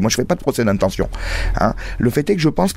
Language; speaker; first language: French; native; French